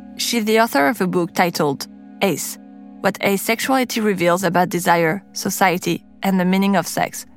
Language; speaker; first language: English; non-native, fluent; French